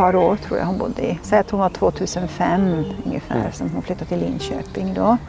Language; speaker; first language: Swedish; native; Swedish